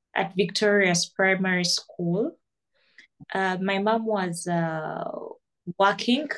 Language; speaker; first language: English; non-native, local second language; Ganda